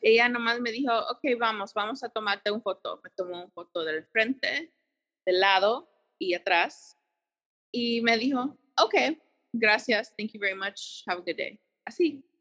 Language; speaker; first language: Spanish; early bilingual, heritage; Spanish